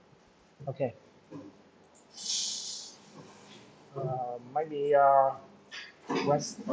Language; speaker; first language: English; non-native, local second language; Vietnamese